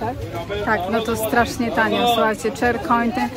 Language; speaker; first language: Polish; native; Polish